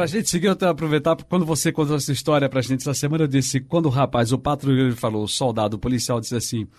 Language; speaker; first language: Portuguese; native; Portuguese